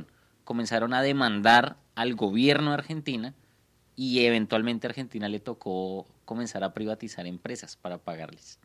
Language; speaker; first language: Spanish; native; Spanish